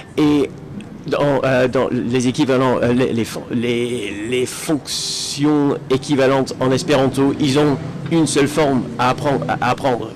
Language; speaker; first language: French; non-native, fluent; English